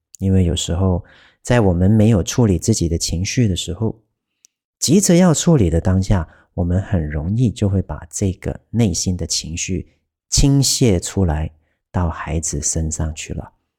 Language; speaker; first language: Chinese; native; Chinese